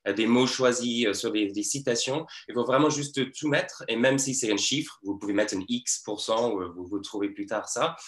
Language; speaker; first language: French; non-native, fluent; English